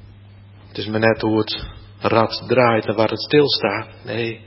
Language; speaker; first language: Dutch; native; Dutch